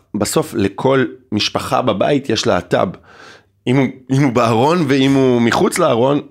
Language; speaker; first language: Hebrew; native; Hebrew